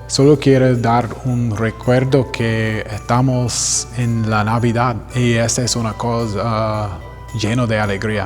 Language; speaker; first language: Spanish; non-native, learner; English